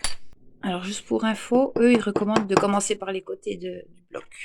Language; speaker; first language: French; native; French